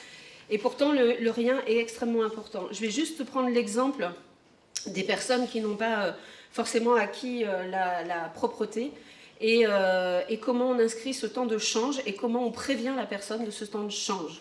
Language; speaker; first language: French; native; French